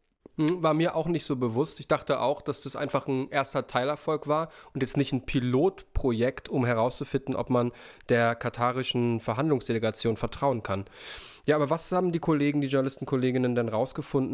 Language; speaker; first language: German; native; German